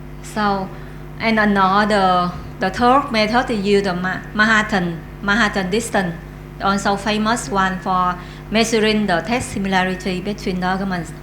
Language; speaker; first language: English; non-native, learner; Vietnamese